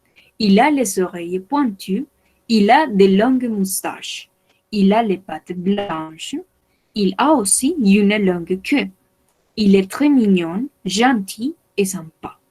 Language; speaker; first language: French; non-native, fluent; Spanish